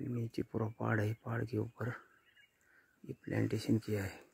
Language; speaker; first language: Hindi; non-native, local second language; Marathi